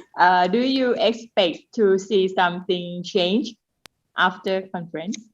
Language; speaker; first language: English; non-native, learner; Thai